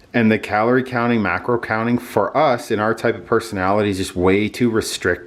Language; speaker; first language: English; native; English